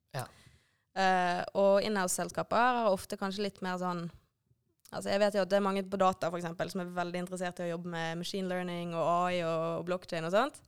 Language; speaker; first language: Norwegian; native; Norwegian